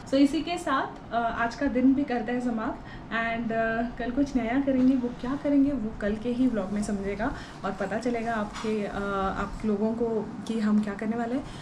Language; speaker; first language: Hindi; non-native, local second language; Tulu